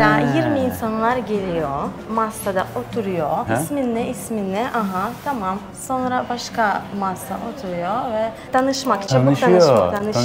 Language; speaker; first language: Turkish; non-native, learner; Russian